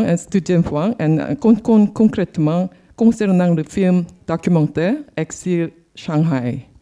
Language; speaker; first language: French; non-native, learner; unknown